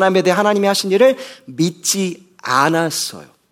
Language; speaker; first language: Korean; native; Korean